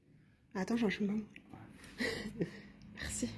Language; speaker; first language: French; native; French